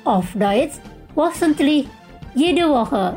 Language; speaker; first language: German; non-native, local second language; Indonesian